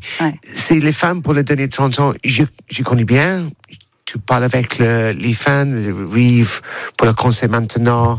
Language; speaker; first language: French; non-native, learner; English